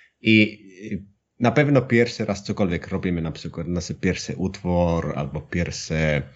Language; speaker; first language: Polish; non-native, learner; Finnish